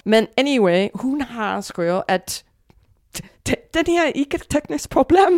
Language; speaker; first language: Danish; non-native, fluent; English